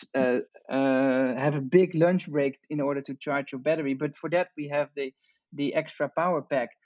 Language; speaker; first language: English; non-native, fluent; Dutch